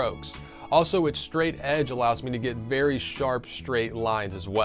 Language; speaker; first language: English; native; English